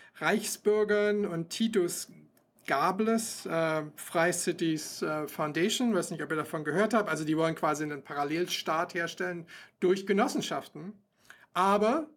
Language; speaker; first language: German; native; German